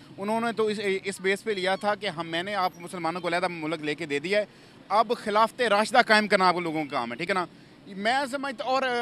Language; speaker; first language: Urdu; non-native, local second language; Punjabi